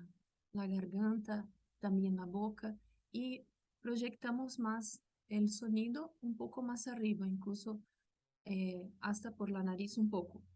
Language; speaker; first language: Spanish; non-native, fluent; Portuguese